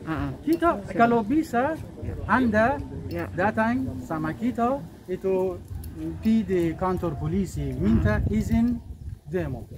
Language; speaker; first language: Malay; non-native, learner; Persian